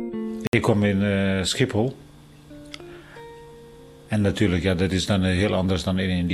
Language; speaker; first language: Dutch; non-native, fluent; Tibetan